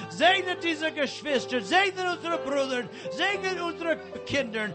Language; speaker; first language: German; non-native, learner; English